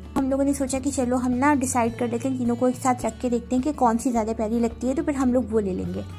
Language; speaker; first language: Urdu; native; Urdu